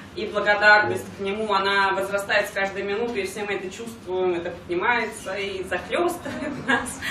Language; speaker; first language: Russian; non-native, local second language; Georgian